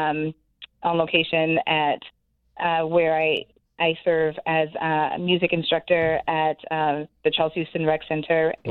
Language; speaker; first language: English; native; English